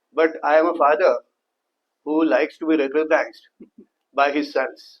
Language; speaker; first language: English; non-native, local second language; Gujarati